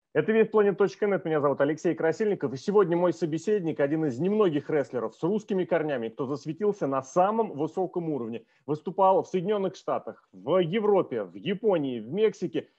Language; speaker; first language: Russian; native; Russian